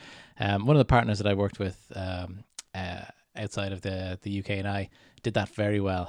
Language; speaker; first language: English; native; English